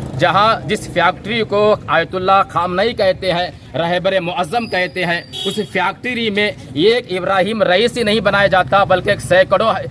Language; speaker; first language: Urdu; native; Urdu